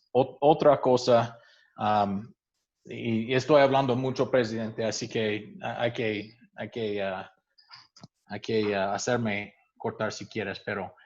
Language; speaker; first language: Spanish; non-native, fluent; English